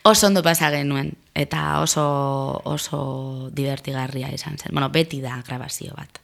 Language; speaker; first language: Basque; non-native, local second language; Spanish